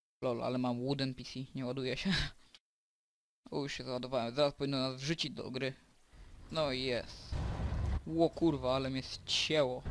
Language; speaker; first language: Polish; native; Polish